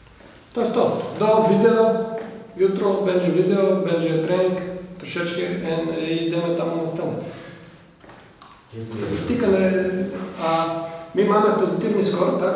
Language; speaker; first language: Polish; non-native, learner; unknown